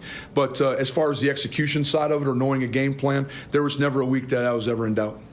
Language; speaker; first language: English; native; English